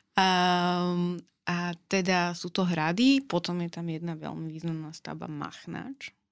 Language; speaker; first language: Slovak; native; Slovak